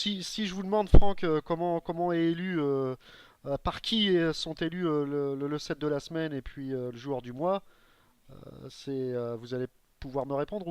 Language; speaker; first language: French; native; French